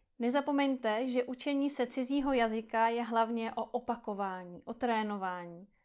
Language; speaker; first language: Czech; native; Czech